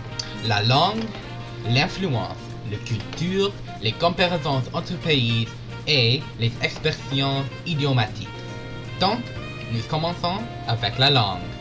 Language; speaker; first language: French; non-native, learner; English